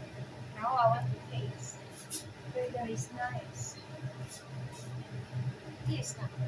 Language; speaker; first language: English; non-native, learner; Filipino